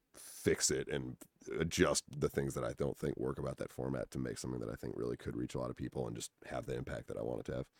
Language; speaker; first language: English; native; English